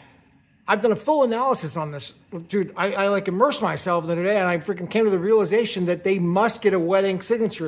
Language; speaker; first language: English; native; English